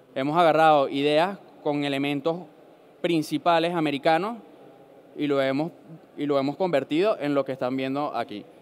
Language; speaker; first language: Spanish; native; Spanish